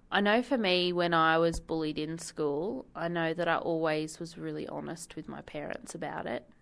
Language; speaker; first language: English; native; English